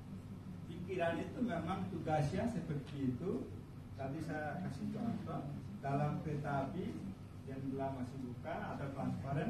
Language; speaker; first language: Indonesian; non-native, fluent; Bangla